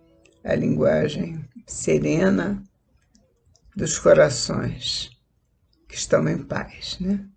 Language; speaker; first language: Portuguese; native; Portuguese